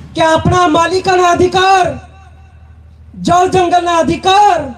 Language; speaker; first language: Gujarati; non-native, local second language; Bhili